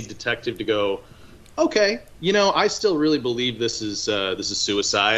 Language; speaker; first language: English; native; English